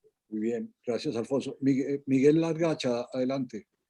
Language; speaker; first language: Spanish; native; Spanish